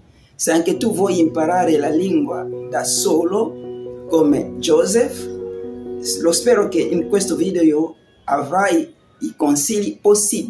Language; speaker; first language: Italian; non-native, learner; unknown